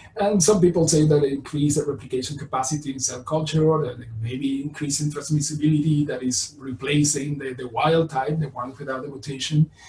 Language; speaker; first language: English; non-native, fluent; Spanish